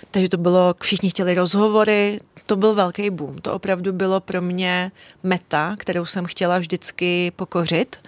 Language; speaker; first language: Czech; early bilingual, other home language; Russian